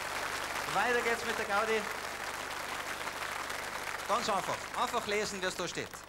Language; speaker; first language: German; native; German